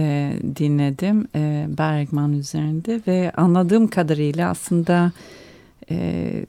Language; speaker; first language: Turkish; early bilingual, heritage; Turkish